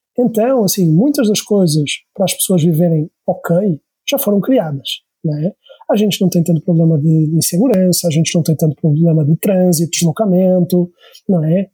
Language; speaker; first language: Portuguese; native; Portuguese